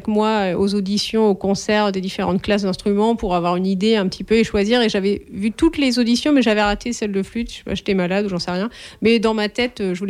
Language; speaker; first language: French; native; French